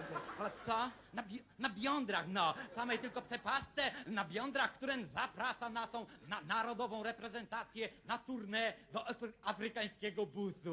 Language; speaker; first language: Polish; native; Polish